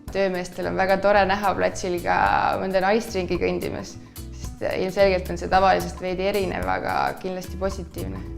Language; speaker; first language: Estonian; native; Estonian